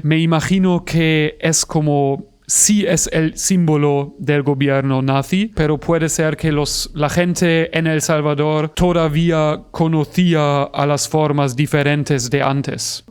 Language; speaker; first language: Spanish; non-native, fluent; German